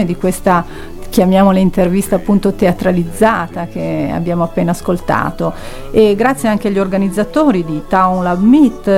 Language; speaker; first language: Italian; native; Italian